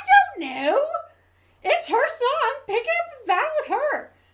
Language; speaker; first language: English; native; English